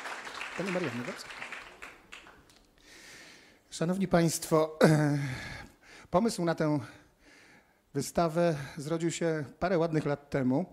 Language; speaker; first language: Polish; native; Polish